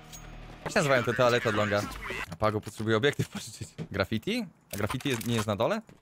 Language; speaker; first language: Polish; native; Polish